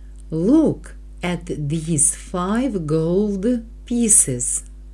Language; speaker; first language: English; non-native, fluent; Ukrainian